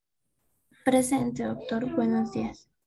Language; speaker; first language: Spanish; native; Spanish